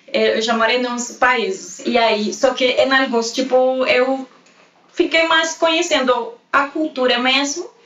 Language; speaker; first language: Portuguese; non-native, fluent; Spanish